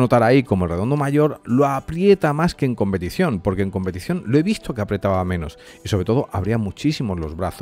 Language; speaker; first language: Spanish; native; Spanish